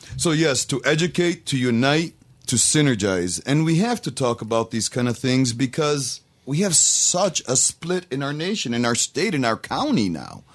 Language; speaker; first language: English; native; English